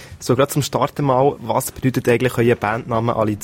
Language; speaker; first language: German; native; German